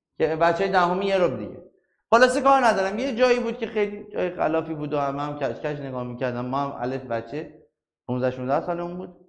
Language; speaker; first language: Persian; native; Persian